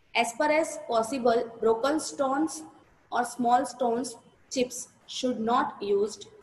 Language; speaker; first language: English; non-native, local second language; Gujarati